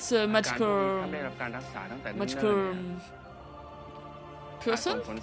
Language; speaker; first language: English; non-native, fluent; French